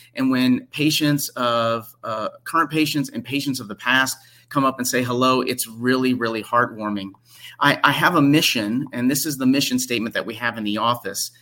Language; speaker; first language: English; native; English